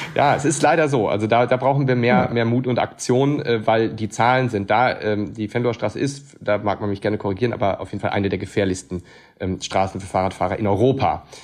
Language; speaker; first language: German; native; German